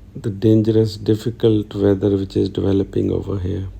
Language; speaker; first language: English; non-native, local second language; Hindi